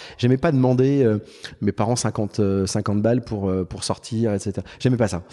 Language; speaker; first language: French; native; French